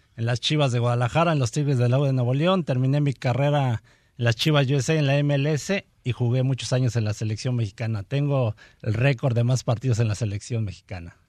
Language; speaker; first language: Spanish; native; Spanish